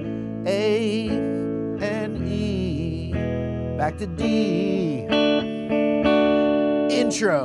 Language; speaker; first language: English; native; English